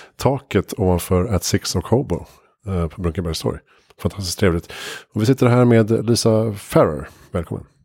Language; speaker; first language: Swedish; native; Swedish